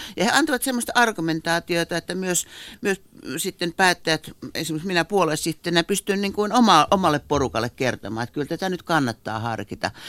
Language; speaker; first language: Finnish; native; Finnish